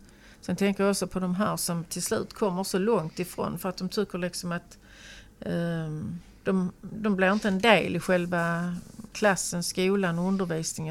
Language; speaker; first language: Swedish; native; Swedish